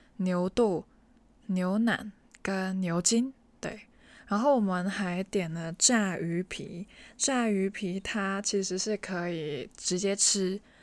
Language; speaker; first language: Chinese; non-native, local second language; Cantonese